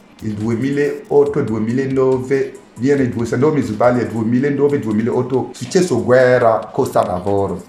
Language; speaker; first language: Italian; non-native, learner; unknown